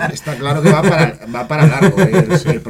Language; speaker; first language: Spanish; native; Spanish